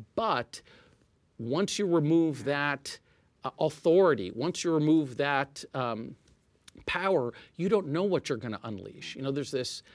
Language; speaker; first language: English; non-native, fluent; Arabic